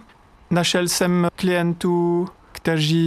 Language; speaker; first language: Czech; non-native, learner; French